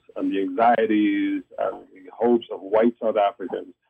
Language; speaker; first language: English; non-native, local second language; Afrikaans